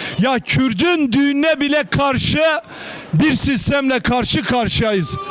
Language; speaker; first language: Turkish; non-native, local second language; Kurdish